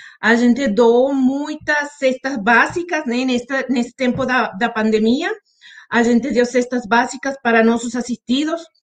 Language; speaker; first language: Portuguese; non-native, fluent; Spanish